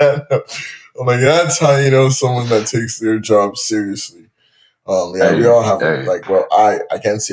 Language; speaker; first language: English; non-native, local second language; Yoruba